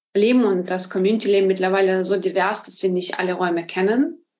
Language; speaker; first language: German; non-native, fluent; Ukrainian